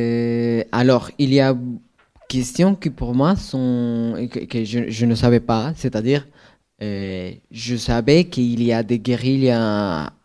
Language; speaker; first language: French; non-native, fluent; Spanish